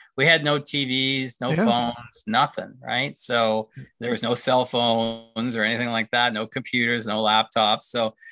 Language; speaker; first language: English; native; English